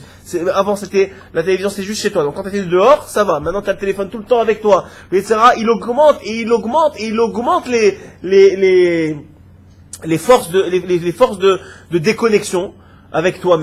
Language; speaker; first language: French; native; French